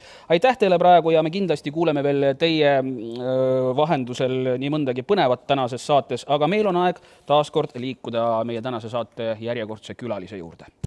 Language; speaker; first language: Estonian; native; Estonian